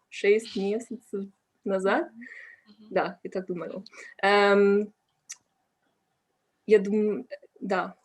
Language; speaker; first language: Russian; non-native, learner; English